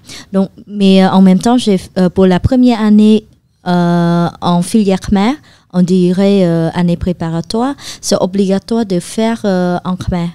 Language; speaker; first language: French; non-native, fluent; Khmer